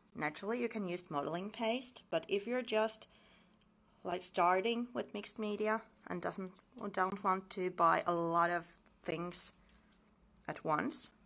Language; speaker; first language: English; non-native, fluent; Finnish